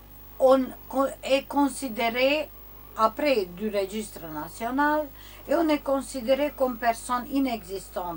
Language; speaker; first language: French; non-native, learner; Romanian